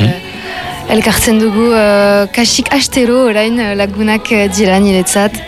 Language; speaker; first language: Basque; non-native, local second language; French